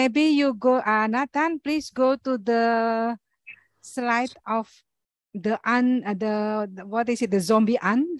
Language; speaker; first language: English; non-native, learner; Indonesian